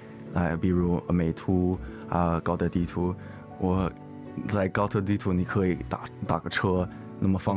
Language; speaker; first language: Chinese; early bilingual, heritage; English